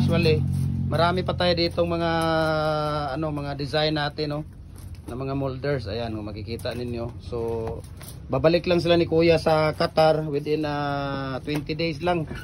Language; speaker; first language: Filipino; non-native, local second language; Cebuano